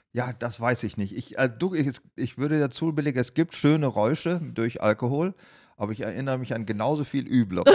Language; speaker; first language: German; native; German